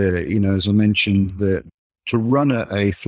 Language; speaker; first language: English; native; English